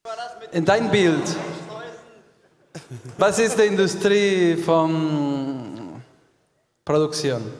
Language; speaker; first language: German; non-native, learner; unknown